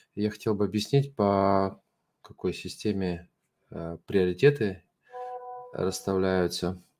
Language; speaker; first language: Russian; non-native, fluent; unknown